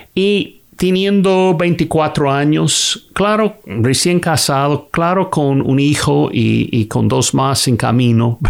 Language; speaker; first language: Spanish; non-native, fluent; English